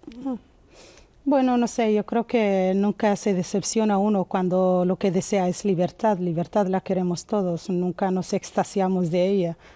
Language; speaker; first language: Spanish; non-native, local second language; Arabic